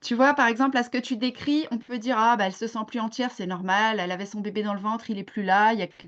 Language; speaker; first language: French; native; French